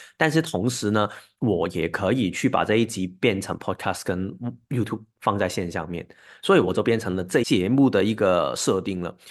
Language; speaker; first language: Chinese; non-native, local second language; Cantonese